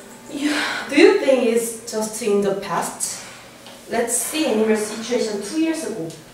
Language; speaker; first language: English; non-native, learner; Korean